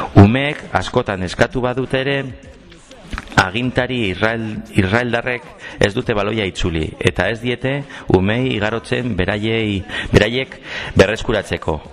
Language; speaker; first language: Basque; non-native, local second language; Spanish